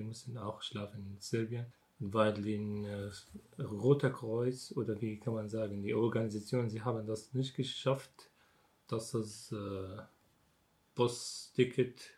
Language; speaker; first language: German; non-native, learner; Arabic